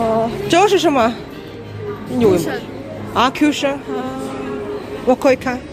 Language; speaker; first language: Chinese; non-native, learner; Mongolian